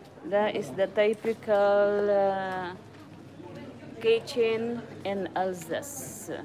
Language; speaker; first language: English; non-native, local second language; Filipino